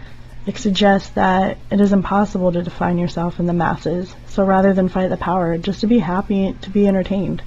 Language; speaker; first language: English; native; English